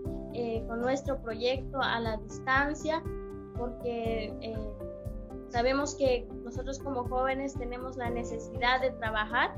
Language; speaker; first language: Spanish; non-native, local second language; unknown